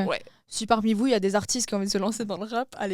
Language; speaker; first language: French; native; French